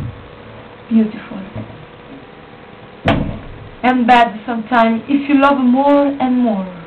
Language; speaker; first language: English; non-native, learner; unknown